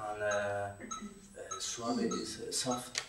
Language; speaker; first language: English; non-native, learner; Spanish